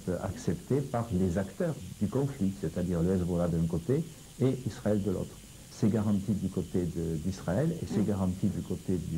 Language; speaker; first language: French; native; French